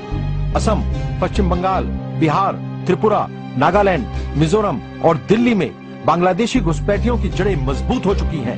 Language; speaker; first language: Hindi; native; Hindi